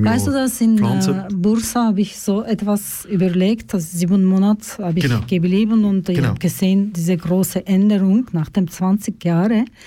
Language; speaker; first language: German; non-native, learner; Turkish